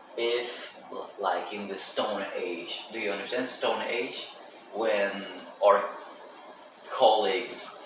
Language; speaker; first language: English; non-native, fluent; Portuguese